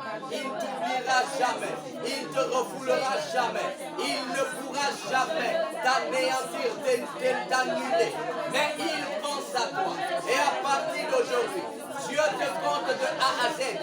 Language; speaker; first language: French; non-native, local second language; Lingala